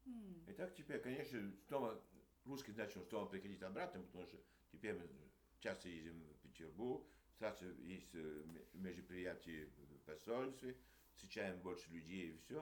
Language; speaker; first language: Russian; early bilingual, heritage; Russian